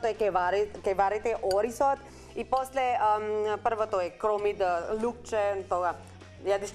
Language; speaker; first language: Macedonian; non-native, learner; Filipino